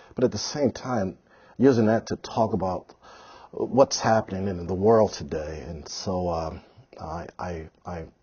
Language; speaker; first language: English; native; English